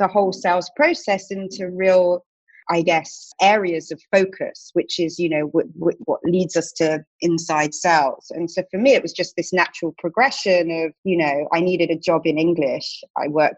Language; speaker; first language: English; native; English